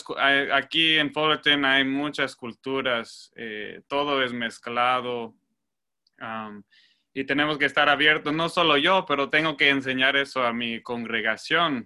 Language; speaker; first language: Spanish; non-native, fluent; English